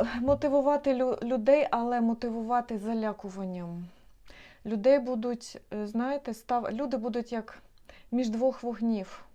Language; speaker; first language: Ukrainian; non-native, local second language; Russian